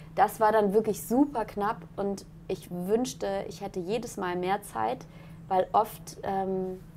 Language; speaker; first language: German; native; German